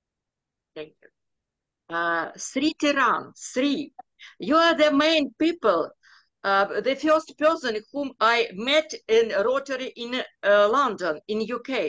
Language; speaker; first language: English; non-native, learner; Ukrainian